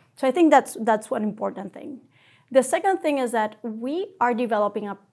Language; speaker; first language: English; non-native, fluent; Spanish